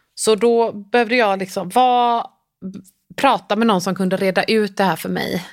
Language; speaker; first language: Swedish; native; Swedish